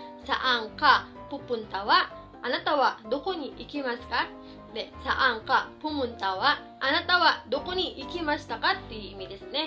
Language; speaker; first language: Japanese; non-native, fluent; Filipino